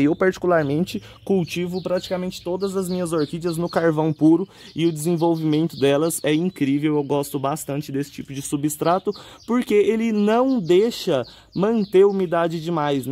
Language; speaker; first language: Portuguese; native; Portuguese